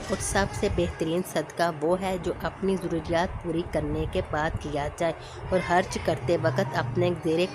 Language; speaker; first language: Urdu; native; Urdu